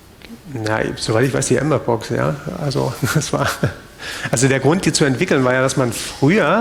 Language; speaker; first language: German; native; German